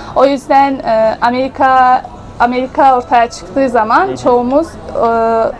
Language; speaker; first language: Turkish; early bilingual, heritage; Russian